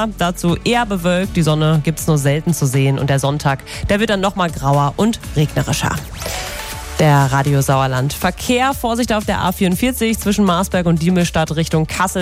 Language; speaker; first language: German; native; German